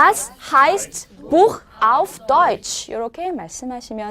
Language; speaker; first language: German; non-native, fluent; Korean